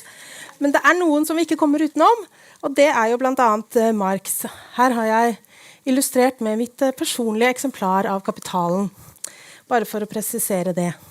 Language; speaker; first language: Norwegian; native; Norwegian